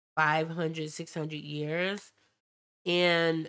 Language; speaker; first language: English; native; English